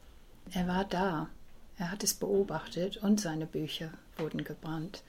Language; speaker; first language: German; early bilingual, heritage; English